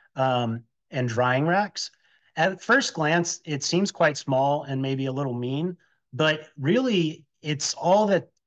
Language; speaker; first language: English; native; English